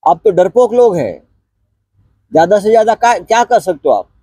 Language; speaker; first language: Hindi; non-native, local second language; Marathi